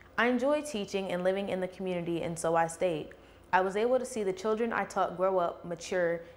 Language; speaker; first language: English; native; English